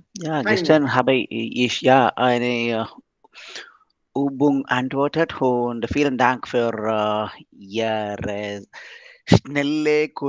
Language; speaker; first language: German; non-native, learner; Tamil